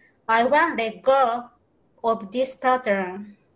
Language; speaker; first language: English; non-native, learner; Japanese